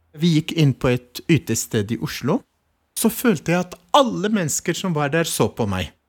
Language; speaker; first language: Norwegian; non-native, fluent; Arabic